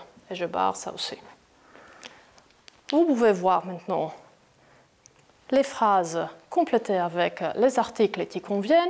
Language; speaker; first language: French; non-native, fluent; Greek